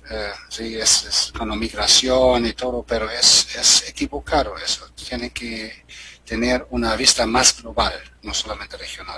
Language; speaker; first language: Spanish; non-native, fluent; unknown